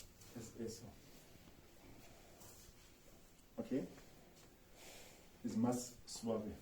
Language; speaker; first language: Spanish; non-native, fluent; German